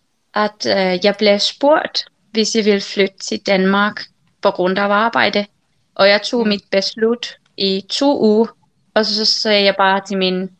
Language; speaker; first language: Danish; non-native, fluent; Finnish